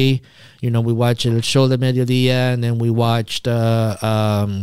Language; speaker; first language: English; early bilingual, other home language; Spanish